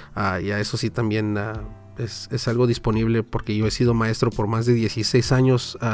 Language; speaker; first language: Spanish; early bilingual, heritage; Spanish